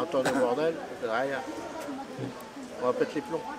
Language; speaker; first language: French; native; French